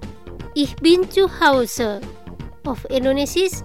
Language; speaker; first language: German; non-native, learner; Indonesian